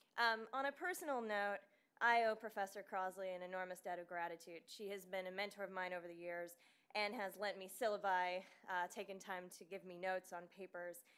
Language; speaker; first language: English; native; English